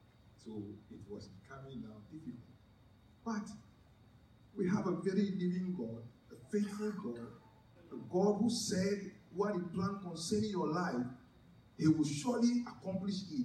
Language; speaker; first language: English; non-native, local second language; Ewe